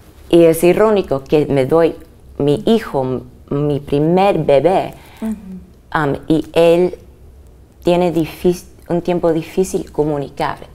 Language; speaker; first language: Spanish; early bilingual, other home language; English